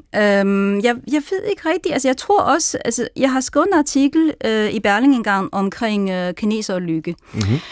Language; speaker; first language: Danish; non-native, fluent; Chinese